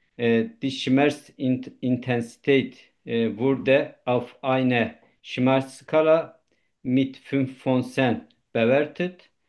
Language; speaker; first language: German; non-native, learner; Turkish